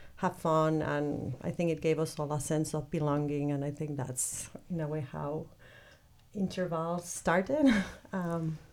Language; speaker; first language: English; non-native, fluent; Spanish